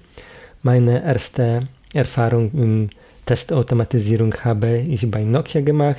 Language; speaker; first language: German; non-native, fluent; Polish